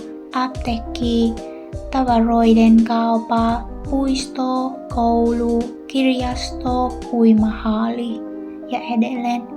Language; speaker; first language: Finnish; non-native, learner; Vietnamese